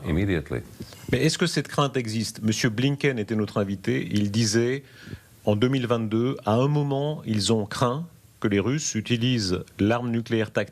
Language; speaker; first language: French; native; French